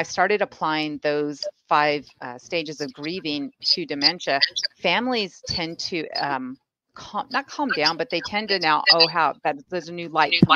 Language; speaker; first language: English; native; English